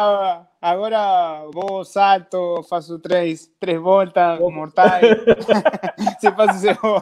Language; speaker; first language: Portuguese; non-native, fluent; Spanish